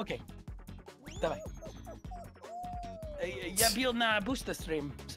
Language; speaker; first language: Russian; non-native, learner; English